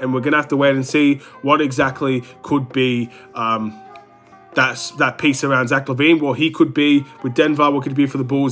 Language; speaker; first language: English; native; English